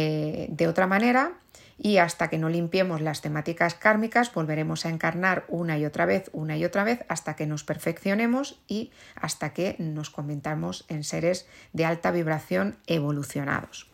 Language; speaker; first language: Spanish; native; Spanish